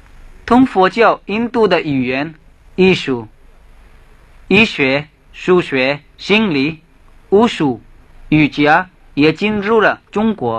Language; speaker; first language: Chinese; non-native, fluent; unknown